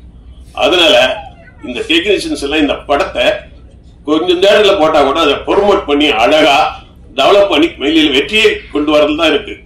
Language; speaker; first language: Tamil; native; Tamil